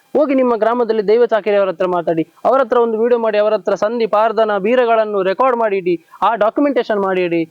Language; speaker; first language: Kannada; non-native, local second language; Tulu